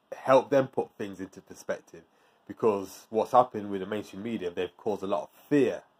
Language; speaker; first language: English; native; English